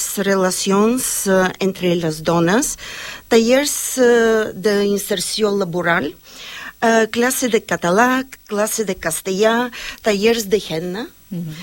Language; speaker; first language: Spanish; non-native, fluent; Bulgarian